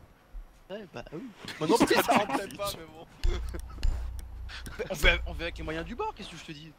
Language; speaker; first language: French; native; French